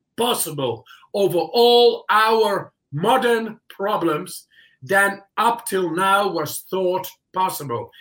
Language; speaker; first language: English; non-native, fluent; Dutch